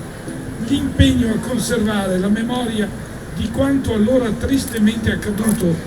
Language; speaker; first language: Italian; native; Italian